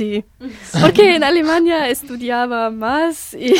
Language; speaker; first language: Spanish; non-native, learner; German